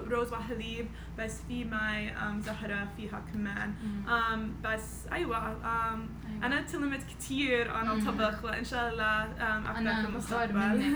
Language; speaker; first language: Arabic; non-native, learner; English